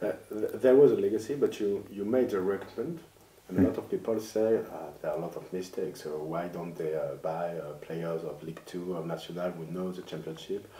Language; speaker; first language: English; non-native, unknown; French